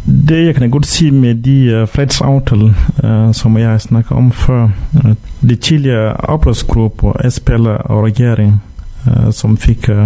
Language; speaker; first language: Danish; non-native, fluent; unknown